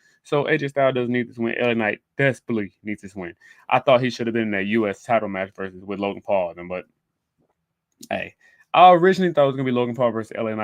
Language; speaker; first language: English; native; English